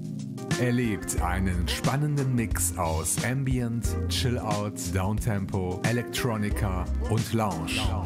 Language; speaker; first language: German; native; German